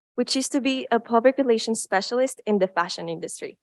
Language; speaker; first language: English; non-native, fluent; Spanish